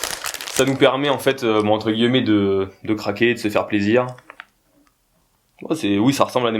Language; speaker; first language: French; native; French